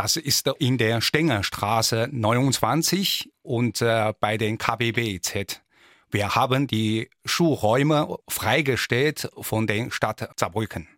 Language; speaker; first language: German; non-native, fluent; Chinese